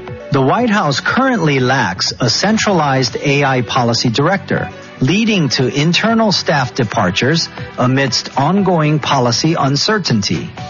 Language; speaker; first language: English; non-native, fluent; Korean